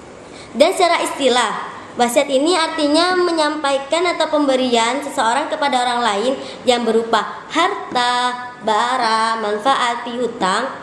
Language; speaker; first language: Indonesian; native; Indonesian